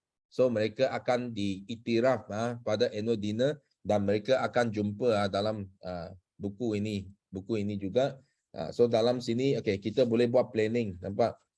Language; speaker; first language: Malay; non-native, local second language; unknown